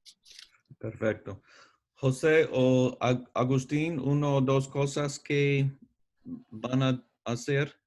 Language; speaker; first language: Spanish; non-native, learner; English